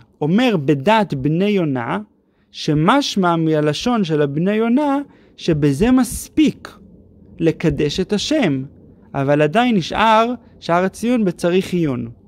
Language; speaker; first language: Hebrew; native; Hebrew